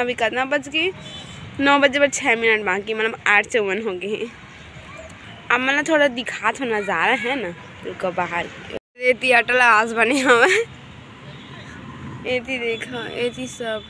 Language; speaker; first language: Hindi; non-native, local second language; Chhattisgarhi